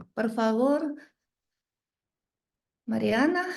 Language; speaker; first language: Spanish; non-native, learner; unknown